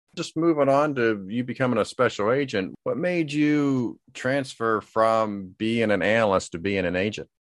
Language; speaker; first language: English; native; English